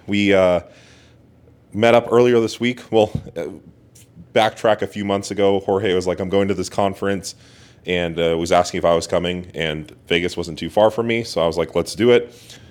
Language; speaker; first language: English; native; English